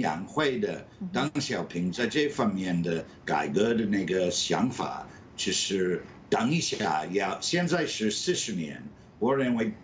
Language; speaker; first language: Chinese; non-native, fluent; English